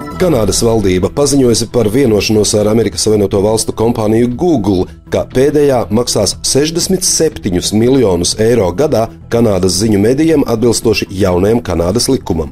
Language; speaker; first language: Latvian; native; Latvian